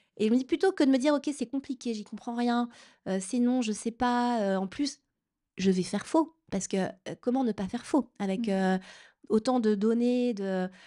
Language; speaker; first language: French; native; French